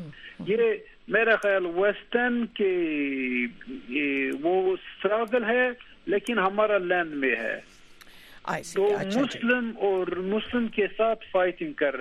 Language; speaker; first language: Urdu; non-native, learner; Turkish